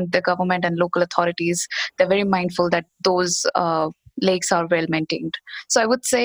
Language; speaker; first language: English; non-native, local second language; Hindi